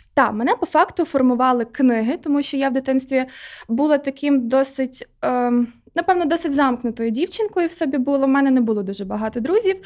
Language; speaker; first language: Ukrainian; non-native, local second language; Russian